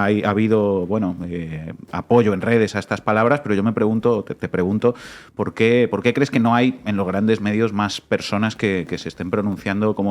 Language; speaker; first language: Spanish; native; Spanish